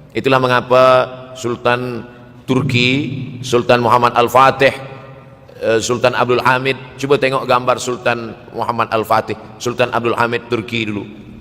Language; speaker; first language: Malay; native; Malay